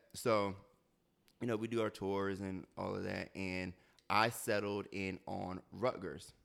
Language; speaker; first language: English; native; English